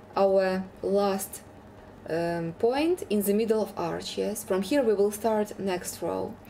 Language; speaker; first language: English; non-native, fluent; Ukrainian